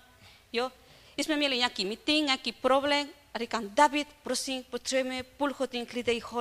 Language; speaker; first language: Czech; non-native, learner; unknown